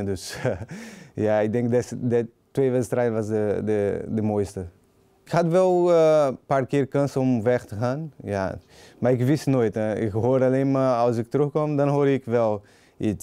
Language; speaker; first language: Dutch; non-native, learner; Portuguese